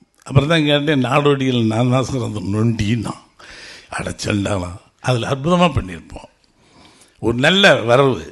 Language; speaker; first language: Tamil; native; Tamil